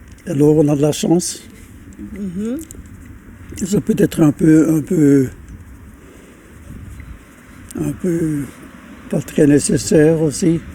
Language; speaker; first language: French; non-native, local second language; Dutch